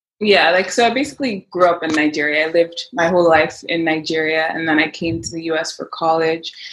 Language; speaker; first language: English; non-native, local second language; Yoruba